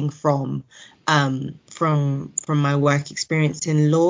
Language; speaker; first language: English; native; English